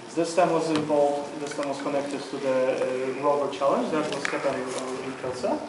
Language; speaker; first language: English; non-native, learner; Polish